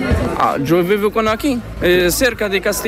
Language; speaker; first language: Spanish; non-native, learner; Arabic